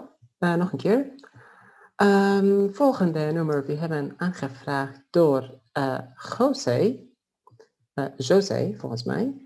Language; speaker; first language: Dutch; non-native, fluent; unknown